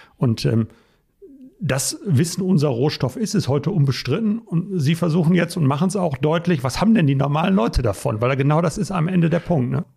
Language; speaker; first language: German; native; German